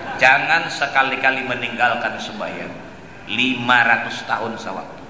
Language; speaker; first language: Indonesian; non-native, local second language; Banjar